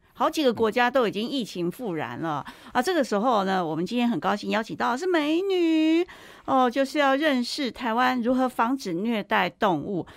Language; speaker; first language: Chinese; native; Chinese